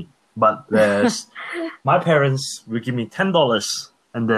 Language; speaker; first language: English; early bilingual, other home language; Korean